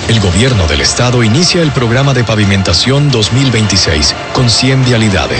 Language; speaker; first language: Spanish; native; Spanish